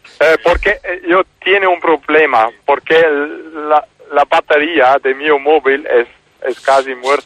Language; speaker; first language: Spanish; non-native, learner; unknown